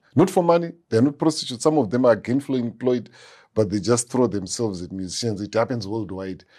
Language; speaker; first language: English; non-native, local second language; Shona